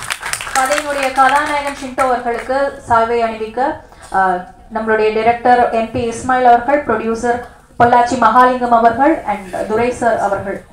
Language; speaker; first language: Tamil; native; Tamil